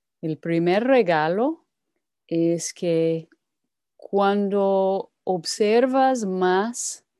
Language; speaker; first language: Spanish; non-native, fluent; English